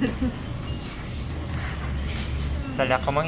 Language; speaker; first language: French; non-native, learner; Korean